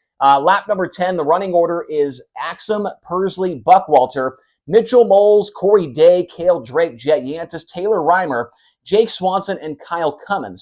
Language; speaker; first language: English; native; English